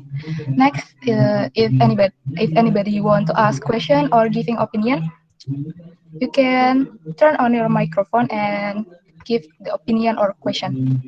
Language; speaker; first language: English; non-native, local second language; Indonesian